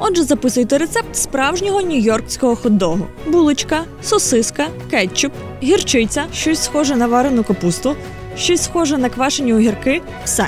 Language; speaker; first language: Ukrainian; native; Ukrainian